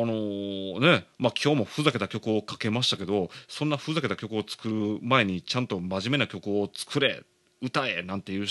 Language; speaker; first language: Japanese; native; Japanese